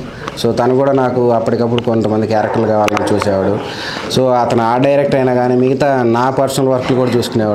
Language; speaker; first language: Telugu; native; Telugu